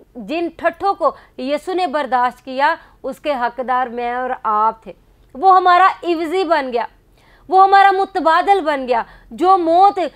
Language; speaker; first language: Urdu; non-native, local second language; Punjabi